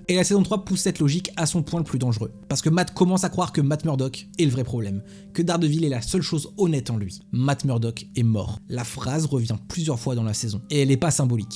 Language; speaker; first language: French; native; French